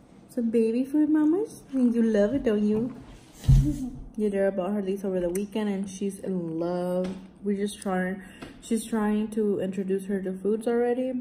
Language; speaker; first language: English; early bilingual, other home language; Spanish